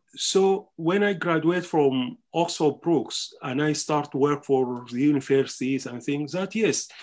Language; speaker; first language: English; non-native, fluent; Arabic